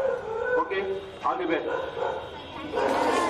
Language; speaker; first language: Hindi; non-native, local second language; Kannada